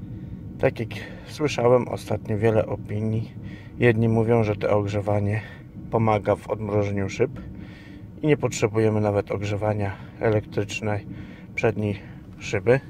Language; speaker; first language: Polish; native; Polish